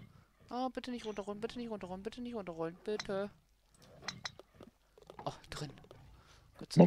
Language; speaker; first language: German; native; German